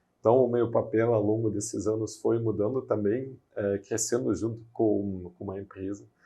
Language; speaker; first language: Portuguese; non-native, fluent; Dutch